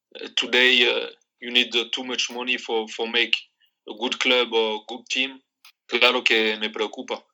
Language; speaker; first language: English; non-native, learner; Arabic